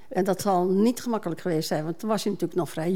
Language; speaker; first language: Dutch; native; Dutch